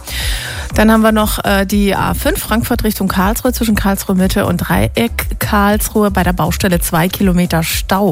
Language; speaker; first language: German; native; German